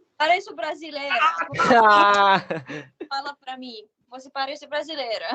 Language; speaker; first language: Portuguese; non-native, learner; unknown